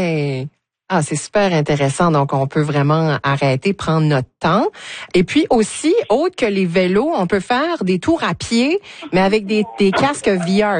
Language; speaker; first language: French; native; French